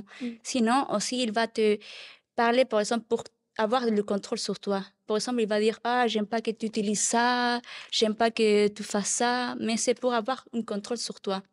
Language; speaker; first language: French; non-native, learner; Spanish